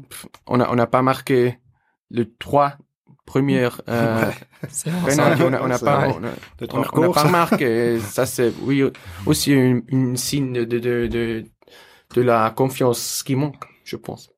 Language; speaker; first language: French; non-native, learner; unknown